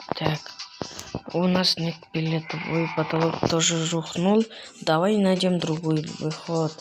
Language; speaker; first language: Russian; non-native, local second language; Kazakh